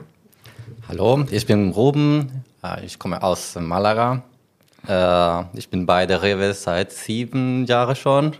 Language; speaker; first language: German; non-native, learner; Spanish